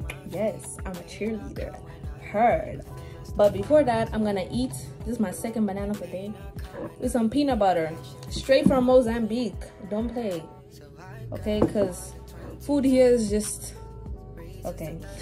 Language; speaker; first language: English; non-native, fluent; Portuguese